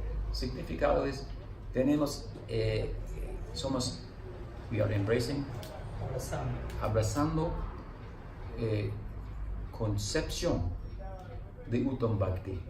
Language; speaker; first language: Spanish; non-native, learner; English